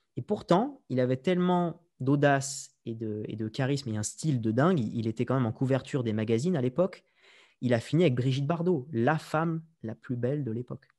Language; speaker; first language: French; native; French